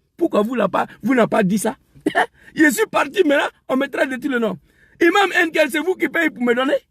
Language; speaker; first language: French; non-native, local second language; Dyula